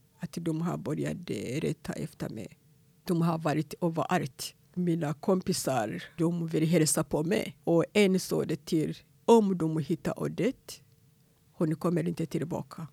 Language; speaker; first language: Swedish; non-native, fluent; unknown